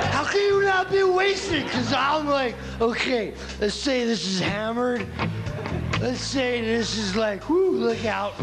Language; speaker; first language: English; native; English